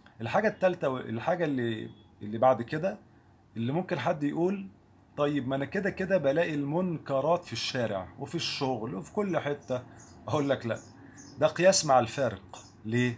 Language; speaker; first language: Arabic; native; Arabic